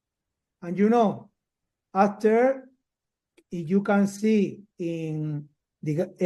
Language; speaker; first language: English; non-native, learner; Spanish